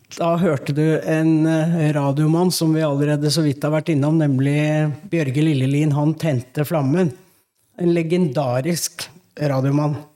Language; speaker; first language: Norwegian; native; Norwegian